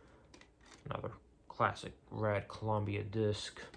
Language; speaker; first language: English; native; English